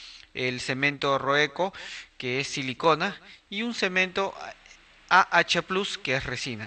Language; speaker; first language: Spanish; native; Spanish